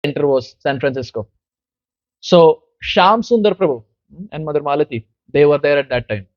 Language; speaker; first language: English; non-native, local second language; Hindi